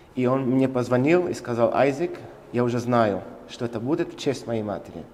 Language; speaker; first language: Russian; non-native, fluent; Spanish